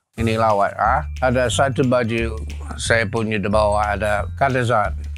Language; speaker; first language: Malay; non-native, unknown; English